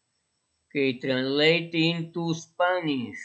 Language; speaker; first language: English; non-native, fluent; Spanish